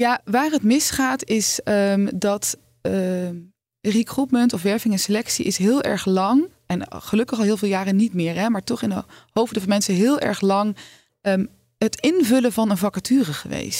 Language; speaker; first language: Dutch; native; Dutch